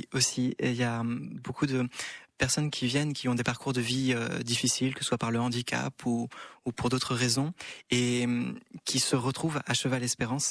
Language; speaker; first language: French; native; French